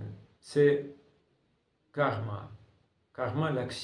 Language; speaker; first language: French; non-native, fluent; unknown